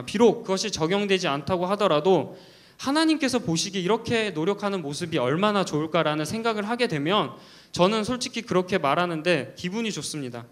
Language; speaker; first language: Korean; native; Korean